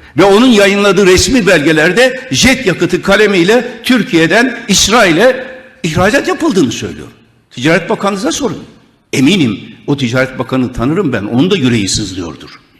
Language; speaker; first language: Turkish; native; Turkish